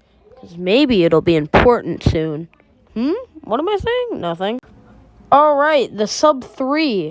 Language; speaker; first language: English; native; English